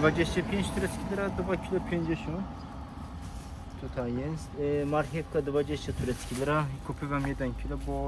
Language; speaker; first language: Polish; non-native, learner; Turkish